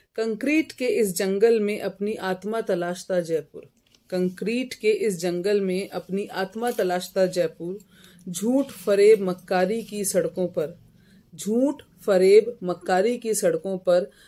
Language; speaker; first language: Hindi; native; Hindi